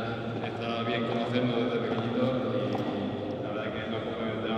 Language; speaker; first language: Spanish; native; Spanish